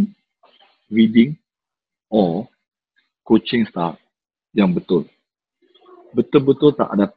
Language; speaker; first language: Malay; non-native, local second language; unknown